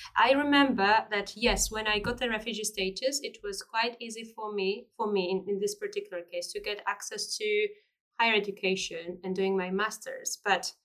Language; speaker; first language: English; non-native, fluent; Georgian